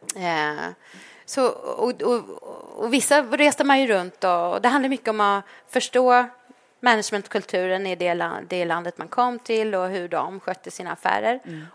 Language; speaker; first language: Swedish; native; Swedish